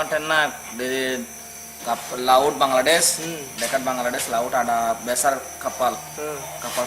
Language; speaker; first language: Indonesian; non-native, learner; Rohingya